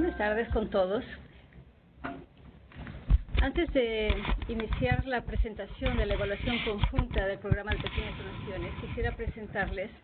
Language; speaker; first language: Spanish; native; Spanish